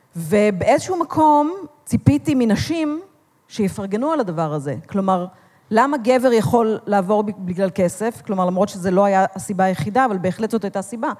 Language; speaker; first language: Hebrew; native; Hebrew